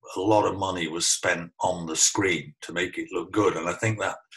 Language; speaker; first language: English; native; English